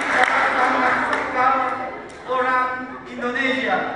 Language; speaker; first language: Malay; non-native, learner; Japanese